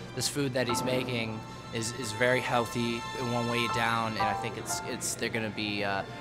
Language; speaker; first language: English; non-native, fluent; Wolof